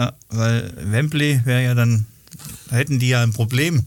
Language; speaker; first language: German; native; German